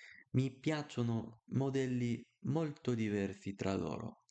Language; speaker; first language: Italian; non-native, learner; Bulgarian